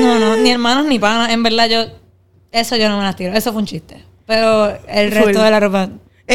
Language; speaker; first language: Spanish; native; Spanish